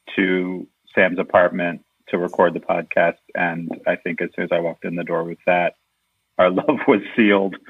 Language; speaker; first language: English; native; English